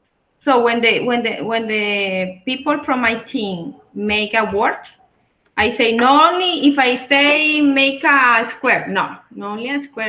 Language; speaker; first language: English; non-native, learner; Spanish